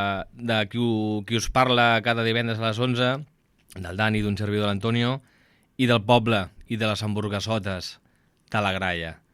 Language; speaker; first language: Catalan; native; Catalan